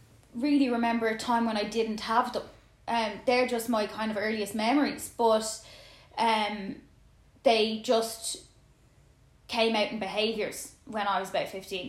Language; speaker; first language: English; native; English